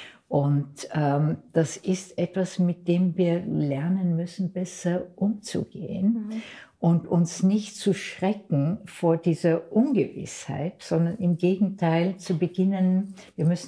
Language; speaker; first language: German; native; German